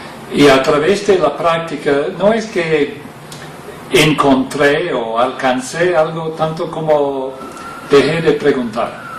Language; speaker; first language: Spanish; non-native, fluent; English